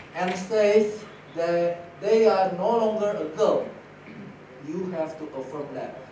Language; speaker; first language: English; non-native, fluent; Indonesian